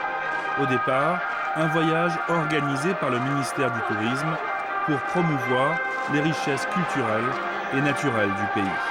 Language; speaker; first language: French; native; French